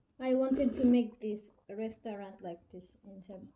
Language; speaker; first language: English; non-native, local second language; Cebuano